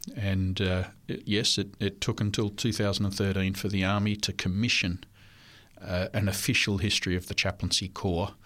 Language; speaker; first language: English; non-native, local second language; French